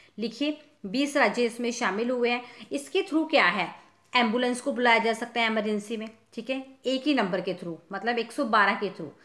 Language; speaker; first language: Hindi; non-native, local second language; Punjabi